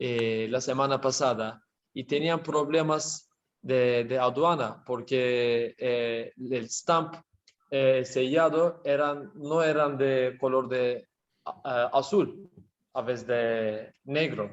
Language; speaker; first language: Spanish; non-native, learner; Turkish